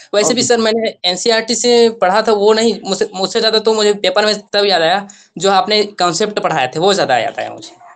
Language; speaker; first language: Hindi; native; Hindi